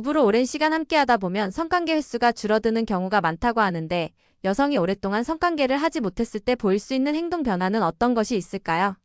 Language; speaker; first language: Korean; native; Korean